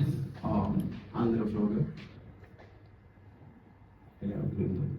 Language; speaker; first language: Swedish; non-native, fluent; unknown